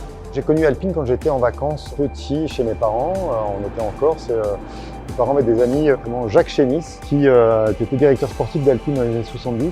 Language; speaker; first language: French; native; French